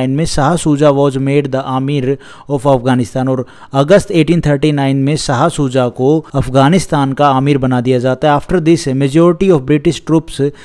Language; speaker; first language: Hindi; native; Hindi